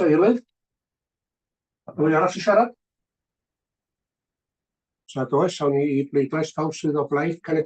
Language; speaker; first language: Welsh; native; Welsh